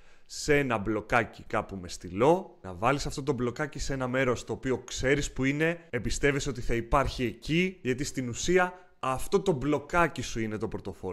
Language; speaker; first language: Greek; native; Greek